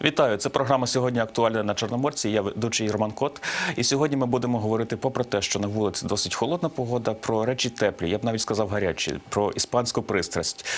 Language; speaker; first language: Ukrainian; native; Ukrainian